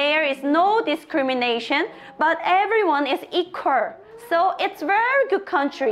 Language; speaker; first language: English; non-native, fluent; Korean